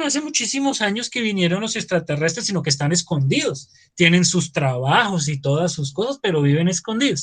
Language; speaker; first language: Spanish; native; Spanish